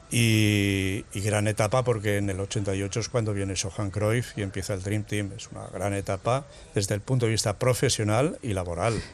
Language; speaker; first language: Spanish; native; Spanish